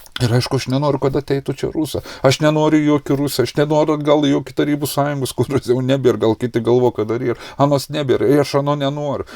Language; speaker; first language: Lithuanian; native; Lithuanian